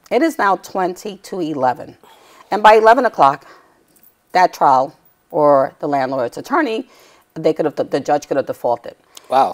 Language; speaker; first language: English; native; English